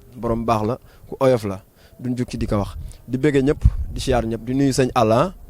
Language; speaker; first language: Wolof; native; Wolof